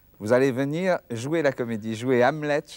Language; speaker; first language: French; native; French